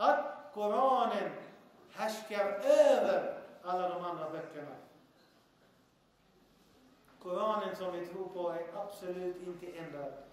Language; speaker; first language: Swedish; early bilingual, other home language; Arabic